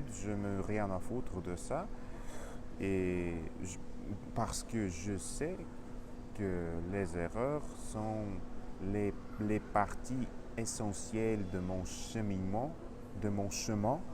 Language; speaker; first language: French; non-native, learner; Russian